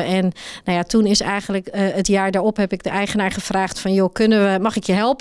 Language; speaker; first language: Dutch; native; Dutch